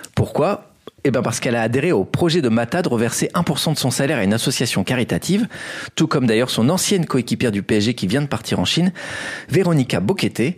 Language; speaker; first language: French; native; French